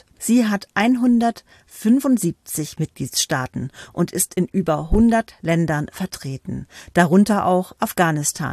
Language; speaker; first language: German; native; German